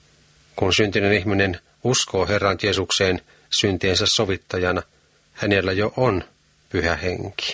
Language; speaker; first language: Finnish; native; Finnish